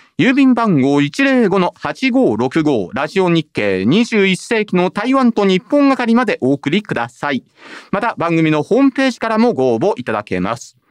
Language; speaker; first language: Japanese; native; Japanese